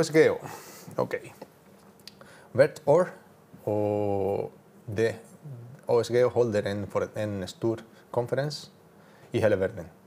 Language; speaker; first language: Norwegian; non-native, learner; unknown